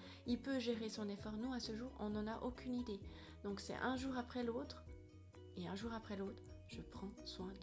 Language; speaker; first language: French; native; French